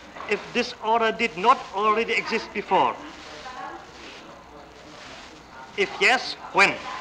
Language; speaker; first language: English; non-native, fluent; German